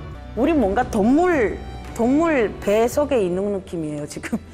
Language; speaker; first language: Korean; non-native, fluent; Spanish